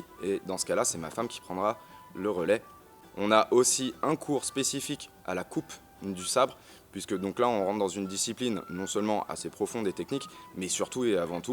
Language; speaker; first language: French; native; French